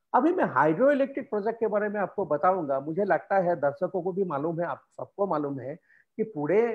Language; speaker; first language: Hindi; non-native, local second language; Assamese